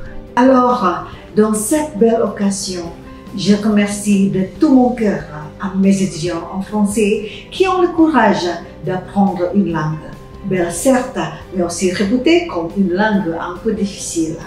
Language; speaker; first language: French; non-native, fluent; Indonesian